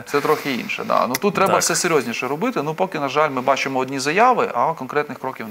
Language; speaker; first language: Ukrainian; native; Ukrainian